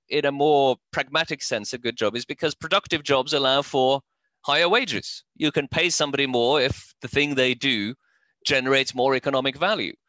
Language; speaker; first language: English; non-native, fluent; Norwegian